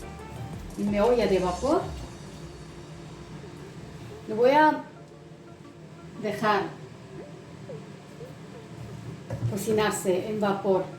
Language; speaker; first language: Spanish; non-native, fluent; Arabic